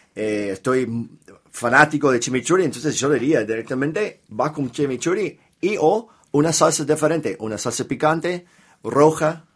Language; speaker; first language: Spanish; non-native, fluent; English